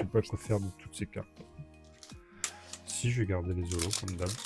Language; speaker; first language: French; native; French